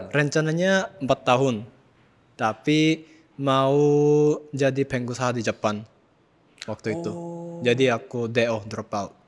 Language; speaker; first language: Indonesian; non-native, fluent; Japanese